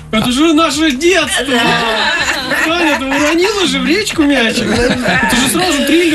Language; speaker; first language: Russian; native; Russian